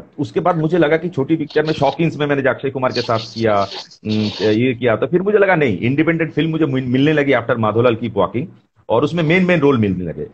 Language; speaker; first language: Hindi; non-native, local second language; Bangla